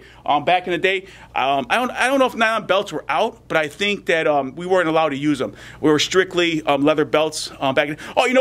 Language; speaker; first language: English; native; English